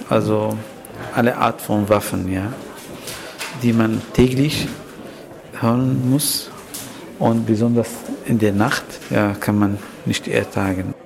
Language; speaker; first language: German; non-native, fluent; Arabic